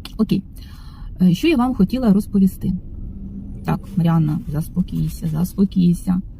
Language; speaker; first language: Ukrainian; non-native, local second language; Russian